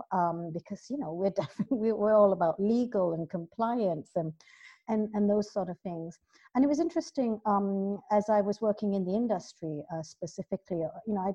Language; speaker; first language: English; native; English